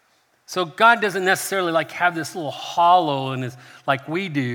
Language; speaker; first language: English; native; English